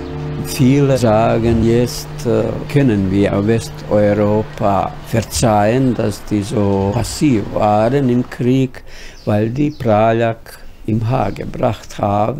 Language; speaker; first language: German; non-native, fluent; Bosnian